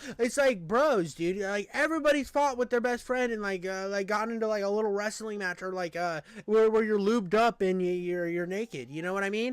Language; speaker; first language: English; native; English